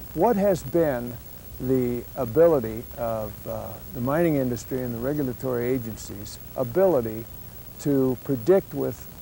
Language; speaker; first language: English; native; English